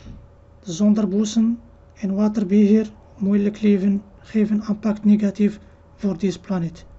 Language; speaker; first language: Dutch; non-native, learner; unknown